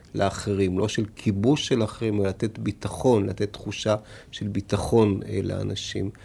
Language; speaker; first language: Hebrew; native; Hebrew